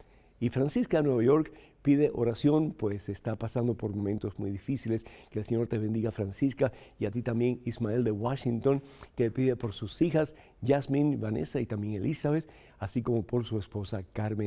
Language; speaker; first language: Spanish; native; Spanish